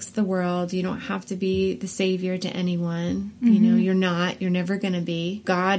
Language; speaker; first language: English; native; English